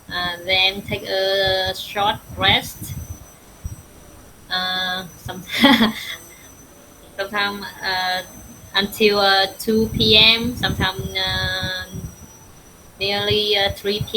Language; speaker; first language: English; non-native, learner; Vietnamese